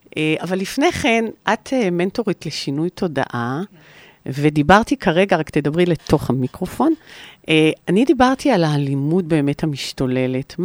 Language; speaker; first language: Hebrew; native; Hebrew